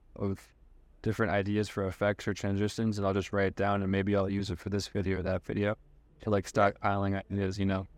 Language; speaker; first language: English; native; English